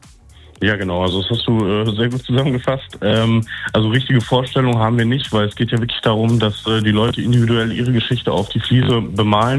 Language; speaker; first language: German; native; German